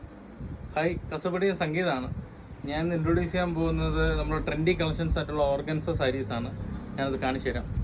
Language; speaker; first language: Malayalam; native; Malayalam